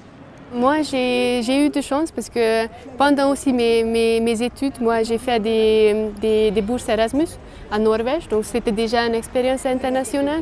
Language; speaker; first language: French; non-native, fluent; Hungarian